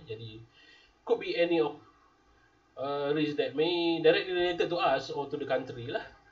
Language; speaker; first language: English; non-native, local second language; Malay